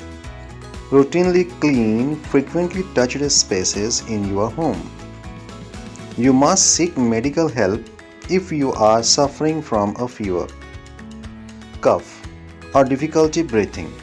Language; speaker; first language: English; non-native, local second language; Urdu